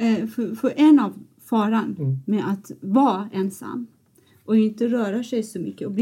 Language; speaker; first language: Swedish; non-native, fluent; Persian